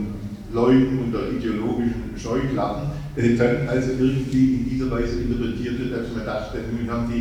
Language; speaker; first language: German; native; German